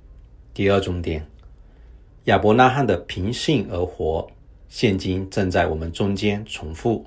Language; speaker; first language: Chinese; native; Chinese